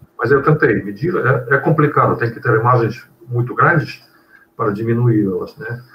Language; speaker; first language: Portuguese; non-native, fluent; Russian